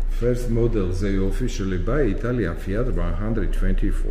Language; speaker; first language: English; non-native, learner; Georgian